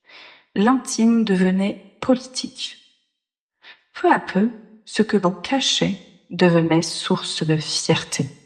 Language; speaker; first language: French; native; French